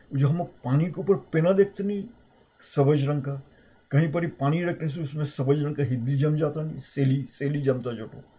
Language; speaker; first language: Hindi; native; Hindi